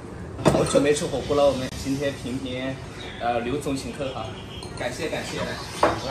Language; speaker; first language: Chinese; native; Chinese